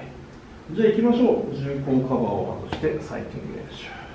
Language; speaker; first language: Japanese; native; Japanese